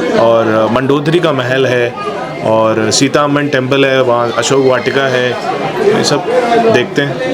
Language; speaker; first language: Hindi; non-native, local second language; Malayalam